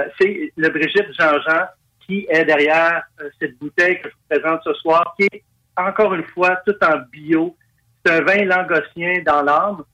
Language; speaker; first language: French; native; French